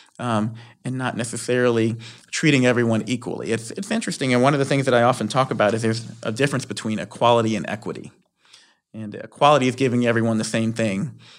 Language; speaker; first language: English; native; English